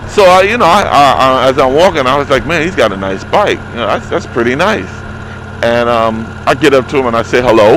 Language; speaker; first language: English; native; English